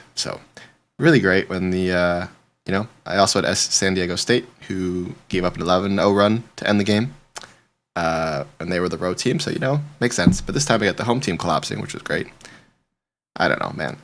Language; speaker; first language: English; native; English